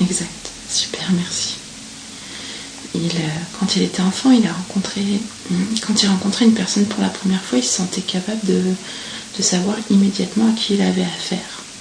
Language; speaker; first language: French; native; French